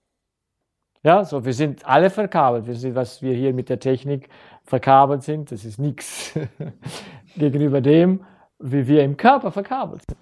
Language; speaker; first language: German; native; German